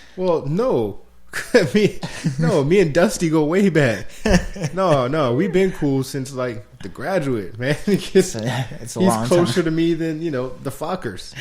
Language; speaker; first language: English; native; English